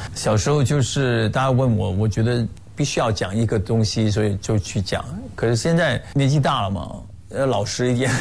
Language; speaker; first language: Chinese; non-native, local second language; Cantonese